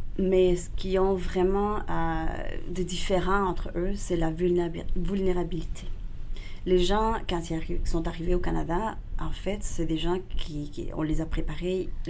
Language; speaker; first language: French; non-native, fluent; Spanish